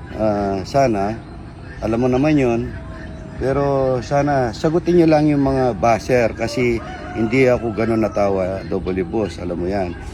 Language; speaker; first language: Filipino; native; Filipino